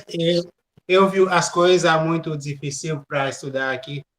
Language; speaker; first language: Portuguese; non-native, learner; Haitian Creole